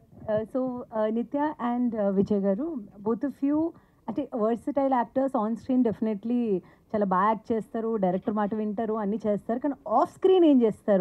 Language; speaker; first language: Telugu; native; Telugu